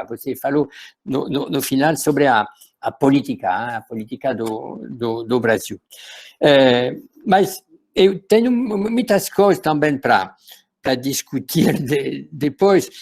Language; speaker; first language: Portuguese; non-native, fluent; French